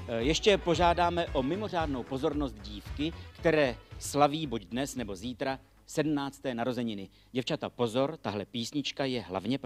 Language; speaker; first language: Czech; native; Czech